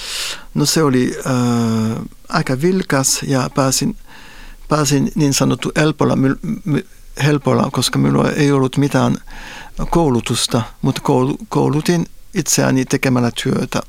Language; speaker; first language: Finnish; non-native, fluent; Spanish